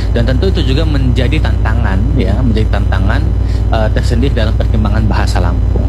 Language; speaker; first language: Indonesian; non-native, local second language; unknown